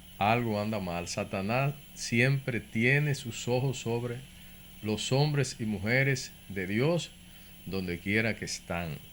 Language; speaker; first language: Spanish; native; Spanish